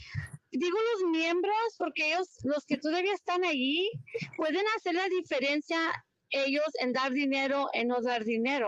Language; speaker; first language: Spanish; early bilingual, heritage; Spanish